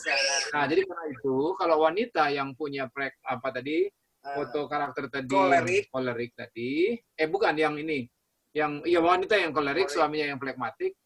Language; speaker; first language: Indonesian; native; Indonesian